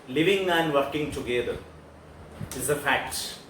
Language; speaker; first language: English; non-native, local second language; Malayalam